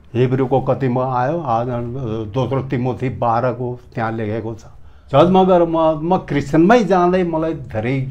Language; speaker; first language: Nepali; native; Nepali